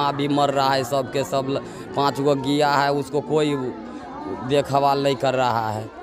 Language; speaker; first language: Hindi; non-native, local second language; Maithili